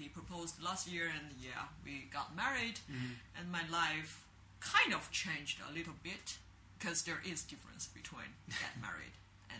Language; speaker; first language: English; non-native, learner; Chinese